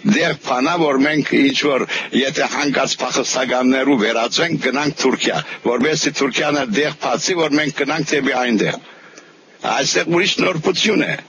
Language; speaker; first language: Armenian; early bilingual, heritage; Armenian